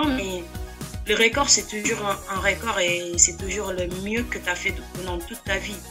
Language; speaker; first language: French; non-native, fluent; Portuguese